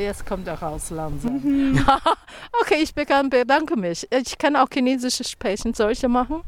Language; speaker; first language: German; non-native, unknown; Chinese